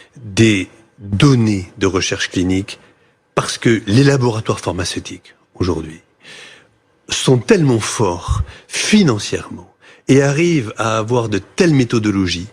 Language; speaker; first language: French; native; French